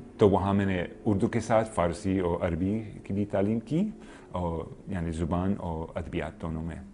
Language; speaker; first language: Urdu; non-native, fluent; English